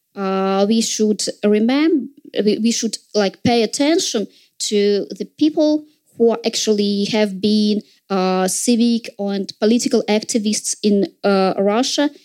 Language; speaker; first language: English; non-native, fluent; Russian